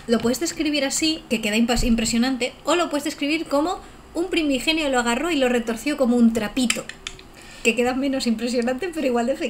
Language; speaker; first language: Spanish; native; Spanish